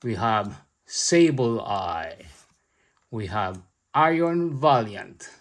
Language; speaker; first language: English; non-native, local second language; Filipino